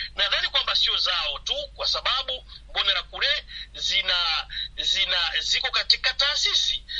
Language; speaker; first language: Swahili; non-native, local second language; Rundi